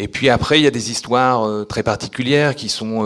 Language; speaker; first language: French; native; French